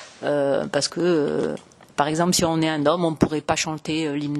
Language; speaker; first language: French; native; French